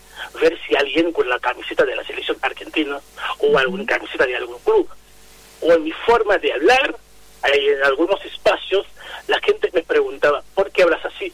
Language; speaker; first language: Spanish; non-native, fluent; Haitian Creole